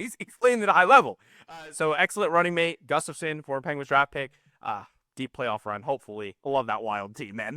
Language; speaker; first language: English; native; English